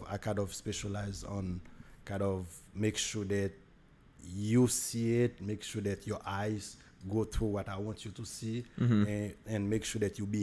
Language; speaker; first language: English; non-native, fluent; Haitian Creole